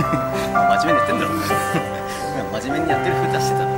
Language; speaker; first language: Japanese; native; Japanese